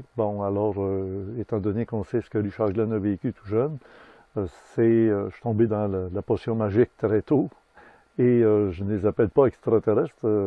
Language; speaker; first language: French; native; French